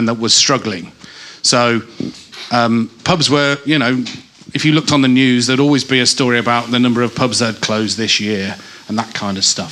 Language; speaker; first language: English; native; English